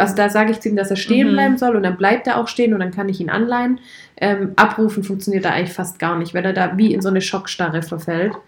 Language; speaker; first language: German; native; German